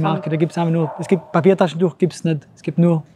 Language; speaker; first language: German; native; German